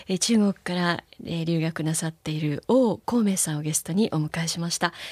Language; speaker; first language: Japanese; native; Japanese